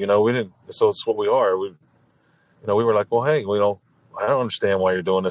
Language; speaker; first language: English; native; English